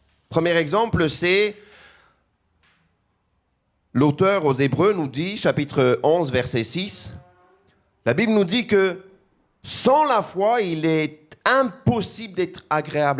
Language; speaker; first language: French; native; French